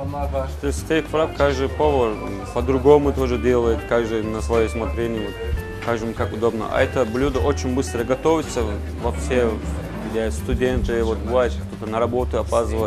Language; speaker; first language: Russian; non-native, learner; Turkish